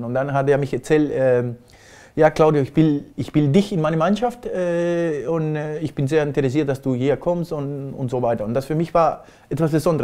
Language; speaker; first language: German; non-native, fluent; Spanish